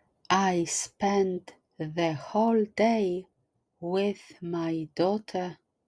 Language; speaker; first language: English; non-native, fluent; Polish